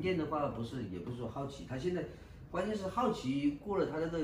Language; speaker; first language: Chinese; native; Chinese